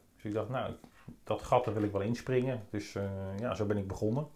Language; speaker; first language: Dutch; native; Dutch